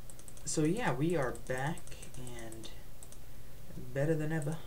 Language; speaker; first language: English; native; English